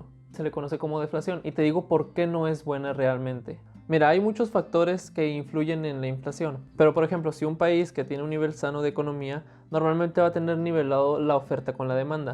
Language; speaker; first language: Spanish; native; Spanish